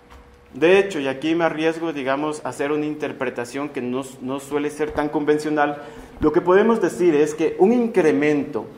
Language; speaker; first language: Spanish; native; Spanish